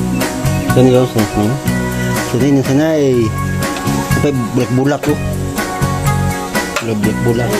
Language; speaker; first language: Filipino; non-native, local second language; Cebuano